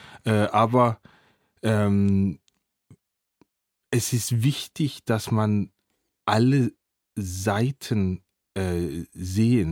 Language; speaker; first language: German; non-native, fluent; Danish